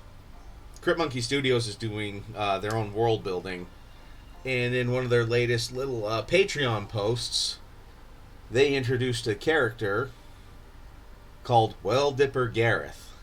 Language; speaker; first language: English; native; English